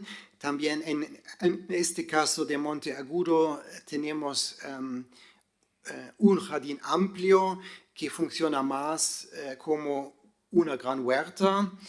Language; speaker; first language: Spanish; non-native, fluent; German